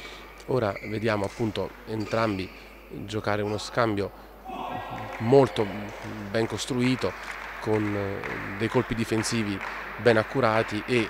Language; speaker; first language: Italian; native; Italian